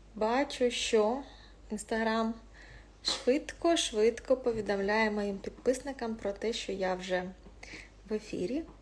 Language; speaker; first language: Ukrainian; non-native, local second language; Russian